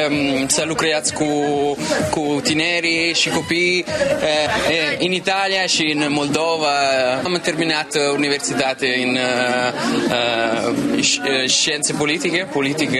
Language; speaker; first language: Romanian; non-native, learner; Italian